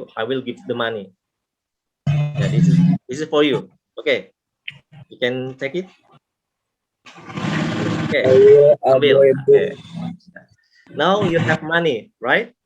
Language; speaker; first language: English; non-native, local second language; Indonesian